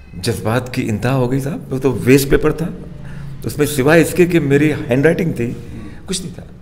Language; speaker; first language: Hindi; non-native, local second language; Urdu